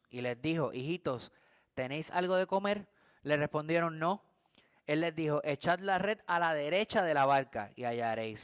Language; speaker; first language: Spanish; native; Spanish